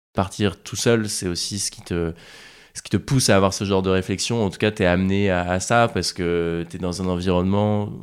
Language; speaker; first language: French; native; French